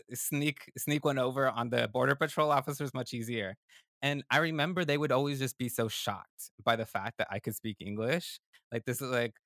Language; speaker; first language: English; early bilingual, other home language; Spanish